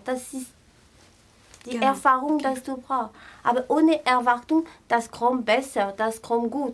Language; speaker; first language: German; non-native, fluent; French